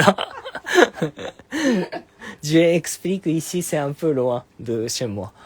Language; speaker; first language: French; non-native, learner; Japanese